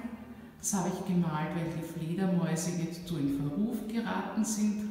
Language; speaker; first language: German; native; German